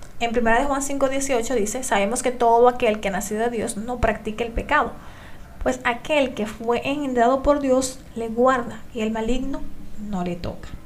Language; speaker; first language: Spanish; native; Spanish